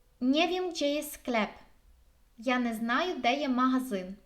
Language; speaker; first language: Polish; non-native, fluent; Ukrainian